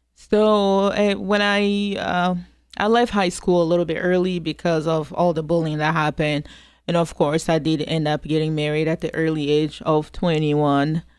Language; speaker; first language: English; non-native, fluent; French